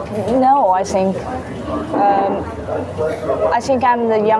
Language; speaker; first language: English; non-native, learner; Chinese